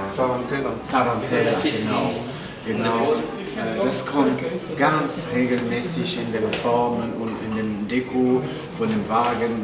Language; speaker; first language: German; non-native, fluent; French